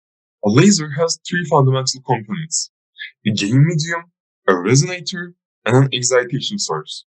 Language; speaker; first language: English; non-native, fluent; Turkish